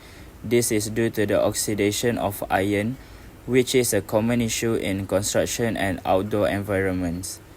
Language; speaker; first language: English; non-native, local second language; Malay